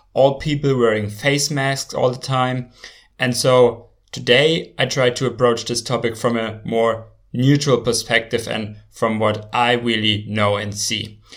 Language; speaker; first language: English; non-native, fluent; German